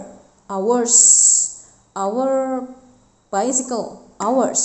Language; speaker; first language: English; non-native, fluent; Indonesian